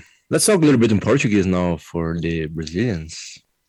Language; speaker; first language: English; non-native, fluent; Portuguese